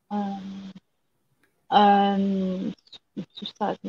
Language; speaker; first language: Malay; non-native, fluent; French